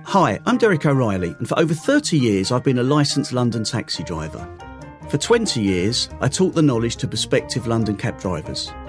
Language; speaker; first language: English; native; English